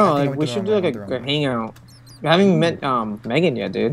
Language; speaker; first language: English; native; English